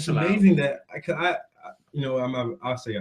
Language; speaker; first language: English; native; English